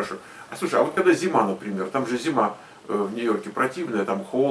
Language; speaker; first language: Russian; native; Russian